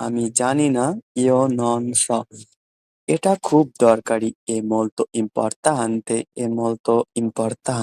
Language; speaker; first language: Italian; non-native, fluent; Bangla